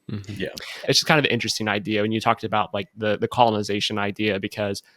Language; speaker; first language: English; native; English